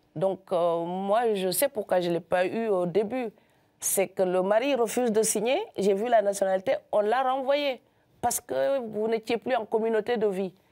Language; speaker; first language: French; non-native, local second language; Serer